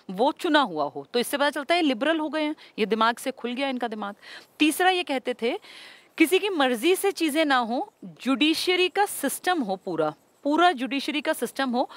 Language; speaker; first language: Hindi; native; Hindi